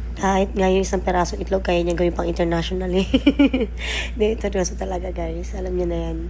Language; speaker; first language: Filipino; native; Filipino